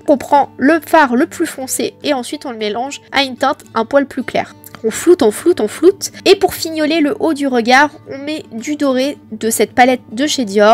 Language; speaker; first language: French; native; French